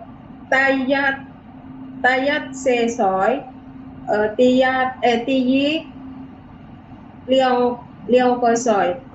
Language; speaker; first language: Chinese; non-native, learner; Indonesian